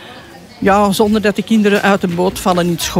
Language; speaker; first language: Dutch; native; Dutch